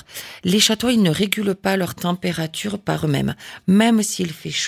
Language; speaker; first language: French; native; French